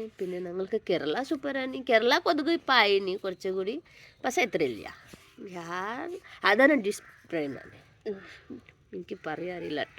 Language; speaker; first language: Malayalam; non-native, learner; Hindi